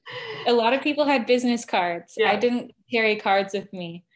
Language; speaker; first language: English; native; English